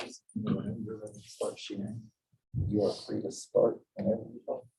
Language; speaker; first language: English; native; English